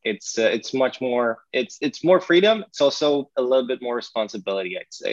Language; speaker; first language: English; non-native, fluent; Czech